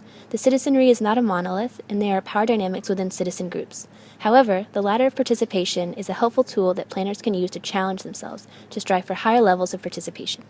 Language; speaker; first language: English; native; English